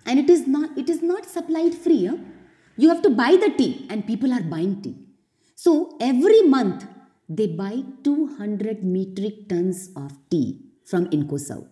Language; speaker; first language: English; non-native, local second language; Hindi